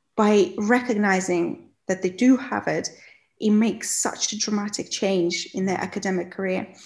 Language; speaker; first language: English; non-native, fluent; Russian